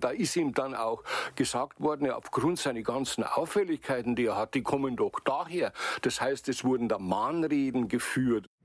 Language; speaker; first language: German; native; German